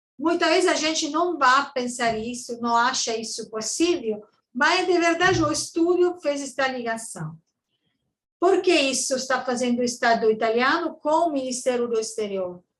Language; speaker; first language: Portuguese; non-native, learner; Italian